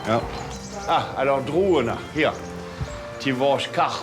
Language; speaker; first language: Danish; non-native, fluent; French